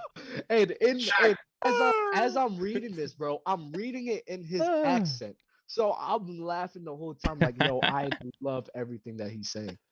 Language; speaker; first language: English; native; English